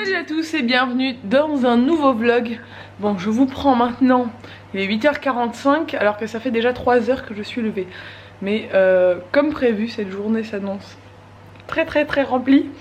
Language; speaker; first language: French; native; French